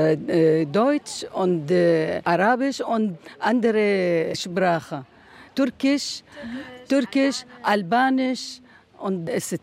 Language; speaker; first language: German; non-native, learner; Arabic